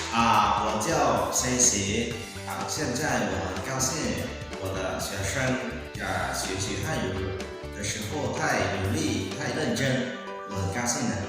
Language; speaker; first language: Chinese; non-native, learner; Lao